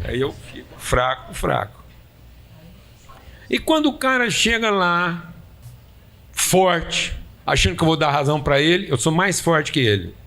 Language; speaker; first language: Portuguese; native; Portuguese